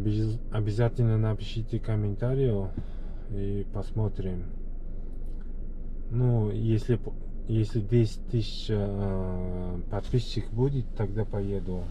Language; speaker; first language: Russian; non-native, fluent; Uzbek